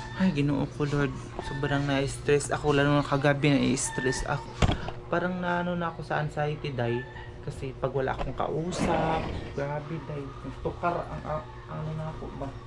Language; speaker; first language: Filipino; non-native, local second language; Cebuano